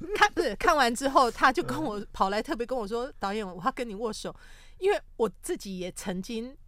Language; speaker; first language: Chinese; native; Chinese